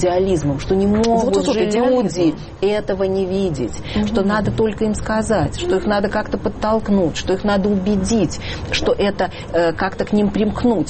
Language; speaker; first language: Russian; native; Russian